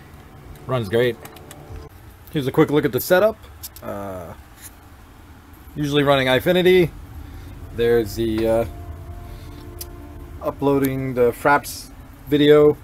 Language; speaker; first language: English; native; English